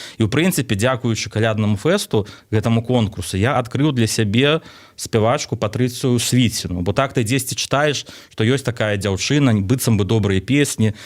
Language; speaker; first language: Belarusian; non-native, local second language; Russian